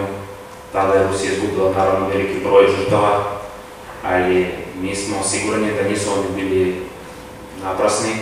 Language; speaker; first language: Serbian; non-native, fluent; Russian